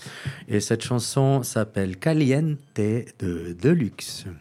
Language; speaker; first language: French; native; French